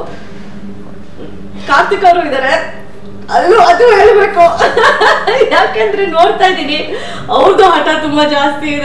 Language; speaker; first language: Kannada; non-native, fluent; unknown